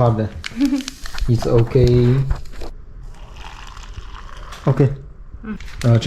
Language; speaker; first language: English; non-native, learner; Chinese